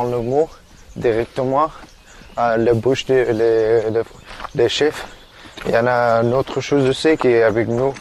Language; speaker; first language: French; non-native, learner; Persian